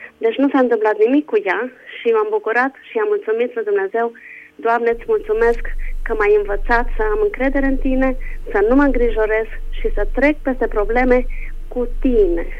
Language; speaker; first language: Romanian; native; Romanian